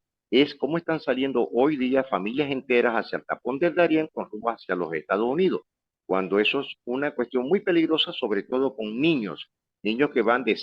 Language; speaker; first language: Spanish; native; Spanish